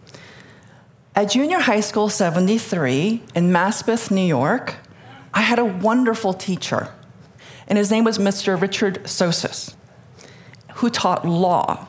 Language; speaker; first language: English; early bilingual, other home language; Korean